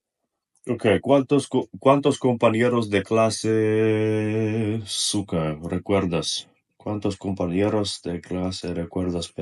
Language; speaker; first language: Spanish; non-native, learner; Russian